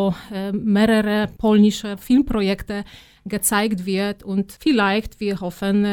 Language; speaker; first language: German; non-native, fluent; Polish